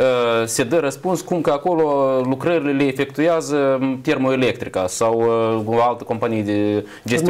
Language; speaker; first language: Romanian; native; Romanian